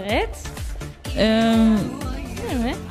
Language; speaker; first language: Turkish; non-native, learner; German